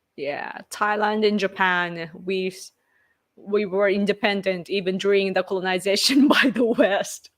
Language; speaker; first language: English; non-native, fluent; Japanese